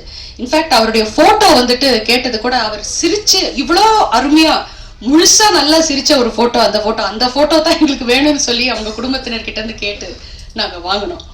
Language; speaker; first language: Tamil; native; Tamil